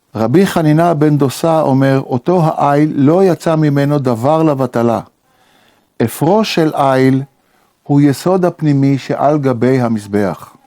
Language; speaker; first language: Hebrew; native; Hebrew